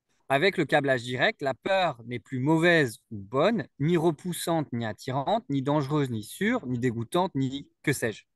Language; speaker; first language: French; native; French